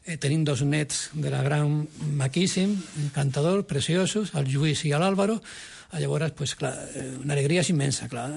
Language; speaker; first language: Catalan; non-native, local second language; Spanish